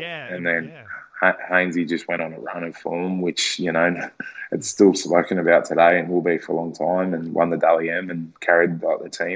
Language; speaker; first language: English; native; English